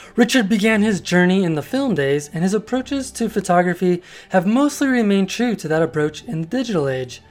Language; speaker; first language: English; native; English